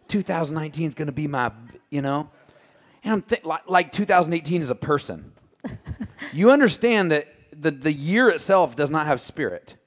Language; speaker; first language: English; native; English